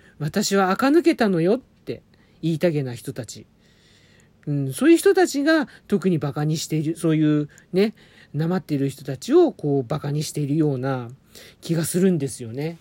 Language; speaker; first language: Japanese; native; Japanese